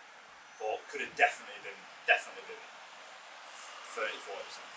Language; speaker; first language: English; native; English